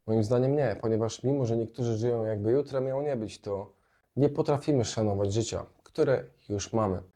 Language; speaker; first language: Polish; native; Polish